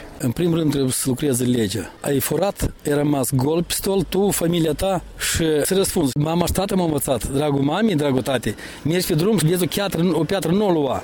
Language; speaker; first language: Romanian; native; Romanian